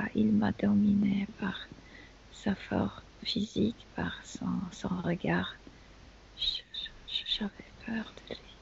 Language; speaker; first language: French; non-native, fluent; Spanish